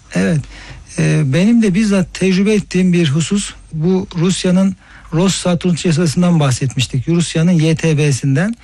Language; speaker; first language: Turkish; native; Turkish